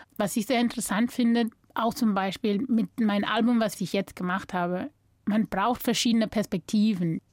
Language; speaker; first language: German; non-native, fluent; English